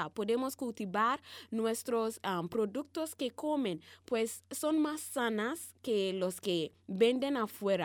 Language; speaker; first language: Spanish; non-native, learner; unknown